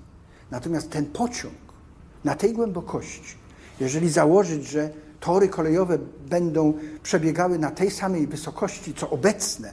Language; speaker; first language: Polish; native; Polish